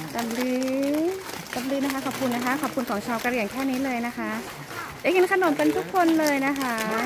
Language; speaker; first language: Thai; non-native, local second language; Karen languages